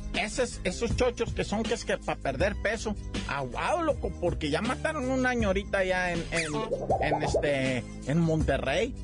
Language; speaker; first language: Spanish; native; Spanish